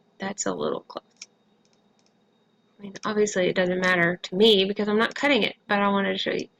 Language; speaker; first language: English; native; English